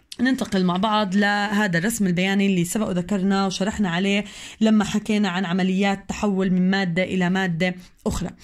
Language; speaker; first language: Arabic; native; Arabic